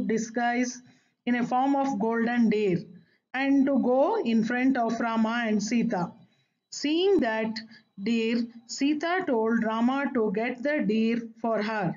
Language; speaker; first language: English; non-native, local second language; Kannada